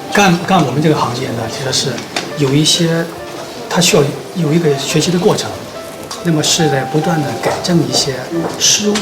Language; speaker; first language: Chinese; native; Chinese